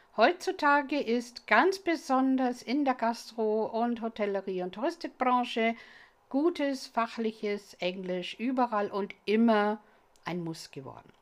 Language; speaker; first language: German; non-native, fluent; English